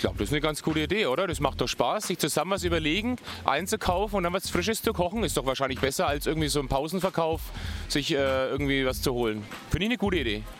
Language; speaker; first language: German; native; German